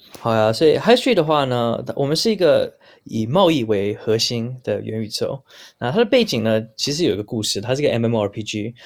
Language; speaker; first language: Chinese; early bilingual, heritage; Chinese